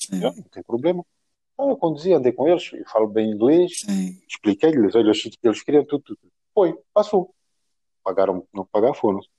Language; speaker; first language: Portuguese; native; Portuguese